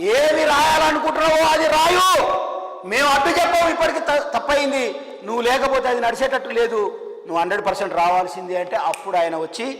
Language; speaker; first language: Telugu; native; Telugu